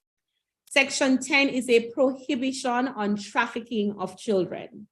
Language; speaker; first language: English; native; English